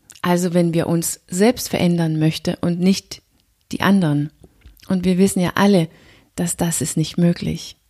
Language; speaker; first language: German; non-native, fluent; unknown